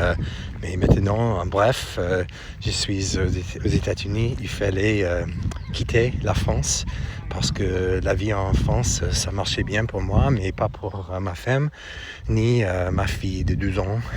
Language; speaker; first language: French; non-native, fluent; English